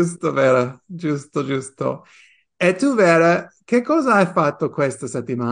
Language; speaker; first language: Italian; non-native, fluent; English